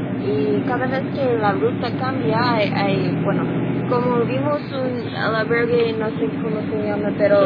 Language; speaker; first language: Spanish; non-native, learner; English